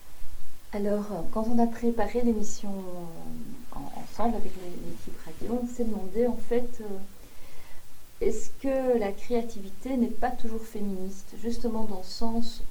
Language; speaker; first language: French; native; French